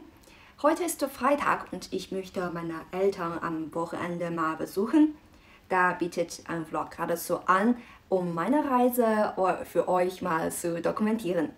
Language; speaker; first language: German; non-native, fluent; Chinese